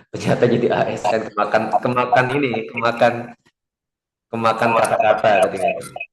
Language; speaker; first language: Indonesian; native; Indonesian